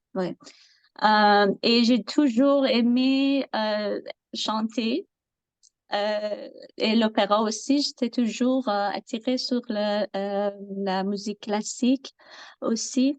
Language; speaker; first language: French; non-native, learner; Persian